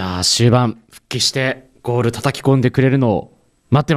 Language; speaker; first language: Japanese; native; Japanese